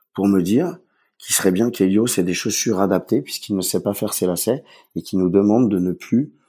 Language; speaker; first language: French; native; French